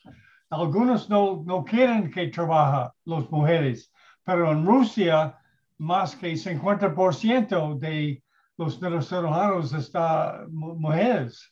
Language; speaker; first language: Spanish; non-native, learner; English